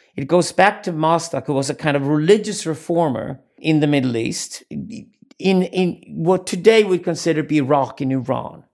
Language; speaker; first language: English; non-native, fluent; Swedish